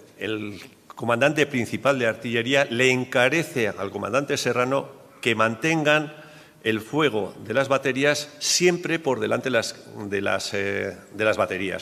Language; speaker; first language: Spanish; native; Spanish